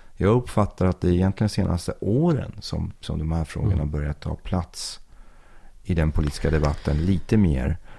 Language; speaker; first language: Swedish; early bilingual, other home language; Persian